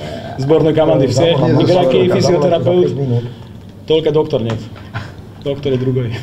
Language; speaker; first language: Russian; non-native, learner; Slovak